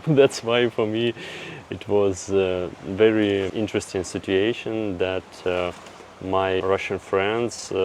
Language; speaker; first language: English; non-native, fluent; Russian